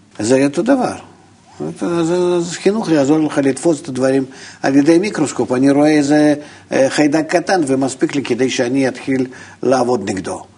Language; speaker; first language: Hebrew; non-native, fluent; Russian